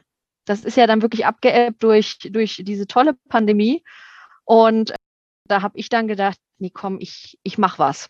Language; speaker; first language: German; native; German